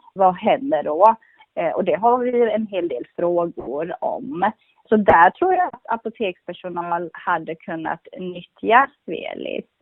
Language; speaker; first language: Swedish; early bilingual, other home language; Kurdish